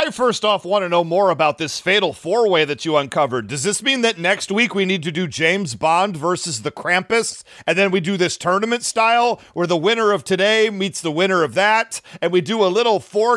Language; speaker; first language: English; native; English